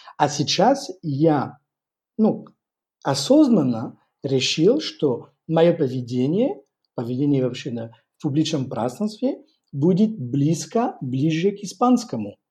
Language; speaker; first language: Russian; non-native, fluent; French